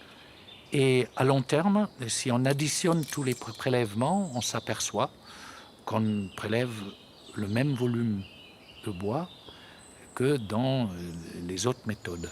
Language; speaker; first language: French; native; French